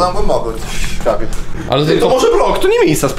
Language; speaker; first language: Polish; native; Polish